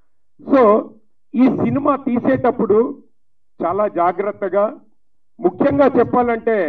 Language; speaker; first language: Telugu; native; Telugu